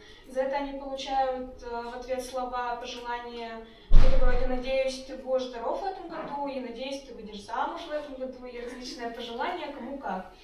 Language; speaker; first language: Russian; native; Russian